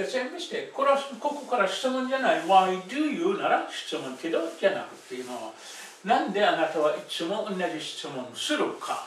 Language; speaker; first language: Japanese; non-native, fluent; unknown